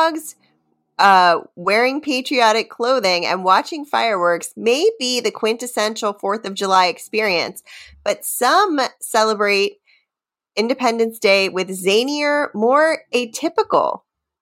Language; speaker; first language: English; native; English